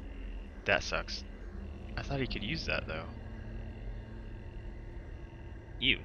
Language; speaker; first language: English; native; English